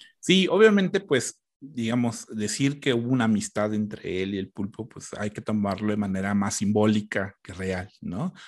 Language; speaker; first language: Spanish; native; Spanish